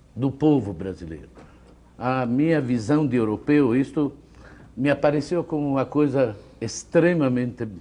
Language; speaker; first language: Portuguese; non-native, fluent; Italian